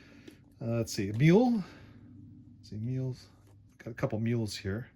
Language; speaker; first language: English; native; English